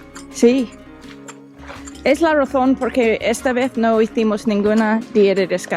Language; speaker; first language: Spanish; non-native, learner; English